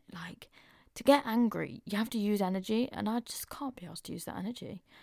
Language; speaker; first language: English; native; English